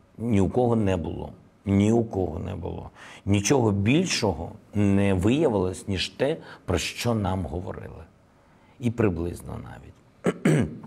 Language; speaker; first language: Ukrainian; non-native, local second language; Russian